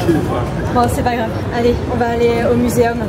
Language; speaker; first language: French; native; French